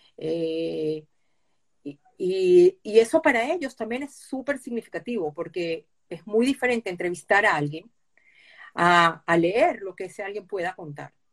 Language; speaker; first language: Spanish; early bilingual, other home language; Hebrew